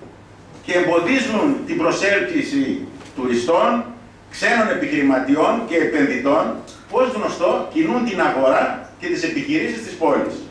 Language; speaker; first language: Greek; native; Greek